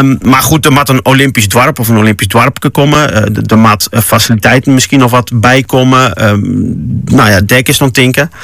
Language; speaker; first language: Dutch; non-native, local second language; Western Frisian